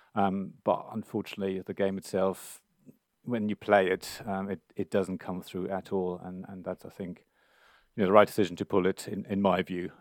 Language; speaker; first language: English; non-native, fluent; German